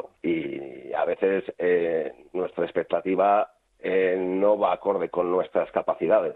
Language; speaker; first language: Spanish; native; Spanish